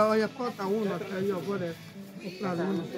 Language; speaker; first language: Italian; non-native, learner; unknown